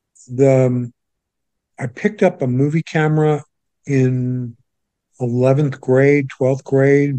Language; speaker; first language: English; native; English